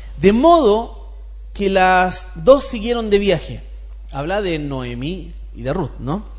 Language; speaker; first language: Spanish; native; Spanish